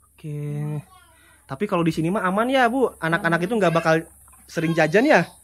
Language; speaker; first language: Indonesian; non-native, local second language; Sundanese